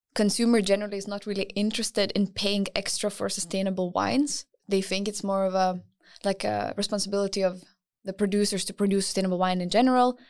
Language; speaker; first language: English; non-native, fluent; Lithuanian